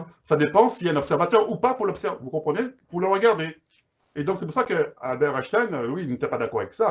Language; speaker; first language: French; native; French